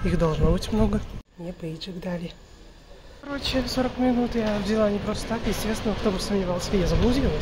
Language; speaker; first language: Russian; native; Russian